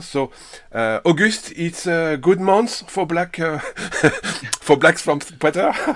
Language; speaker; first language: English; non-native, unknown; French